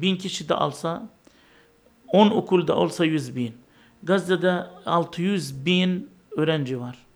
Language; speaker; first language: Turkish; non-native, fluent; Arabic